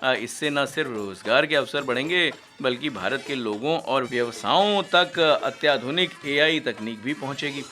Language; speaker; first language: Hindi; native; Hindi